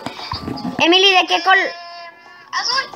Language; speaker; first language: Spanish; native; Spanish